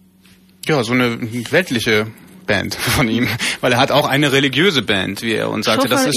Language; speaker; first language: German; native; German